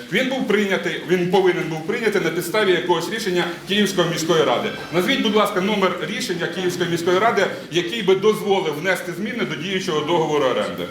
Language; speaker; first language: Ukrainian; native; Ukrainian